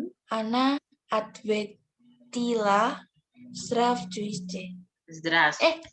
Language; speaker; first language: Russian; non-native, learner; Indonesian